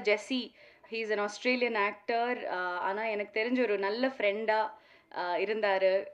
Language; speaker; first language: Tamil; non-native, local second language; Malayalam